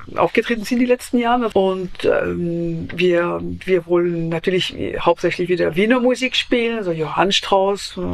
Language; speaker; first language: German; non-native, fluent; French